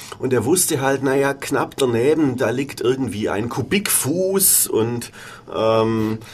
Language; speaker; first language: German; native; German